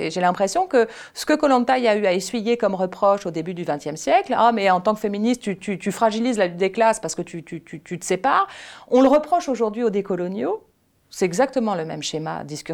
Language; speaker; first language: French; native; French